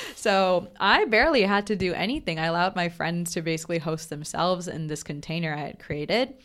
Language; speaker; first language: English; non-native, local second language; Bangla